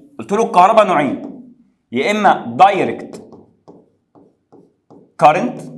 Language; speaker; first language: Arabic; native; Arabic